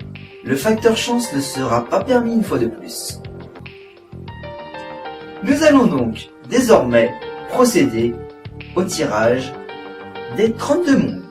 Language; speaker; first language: French; native; French